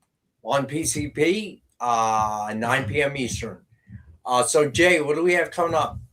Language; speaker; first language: English; native; English